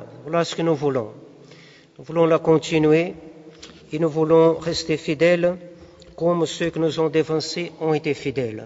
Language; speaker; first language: French; non-native, fluent; Portuguese